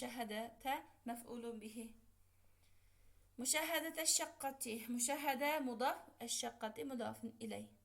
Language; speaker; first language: Arabic; non-native, fluent; Uyghur